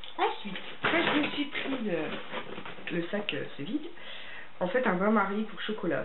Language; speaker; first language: French; native; French